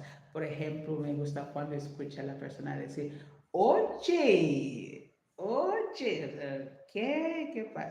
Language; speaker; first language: Spanish; non-native, learner; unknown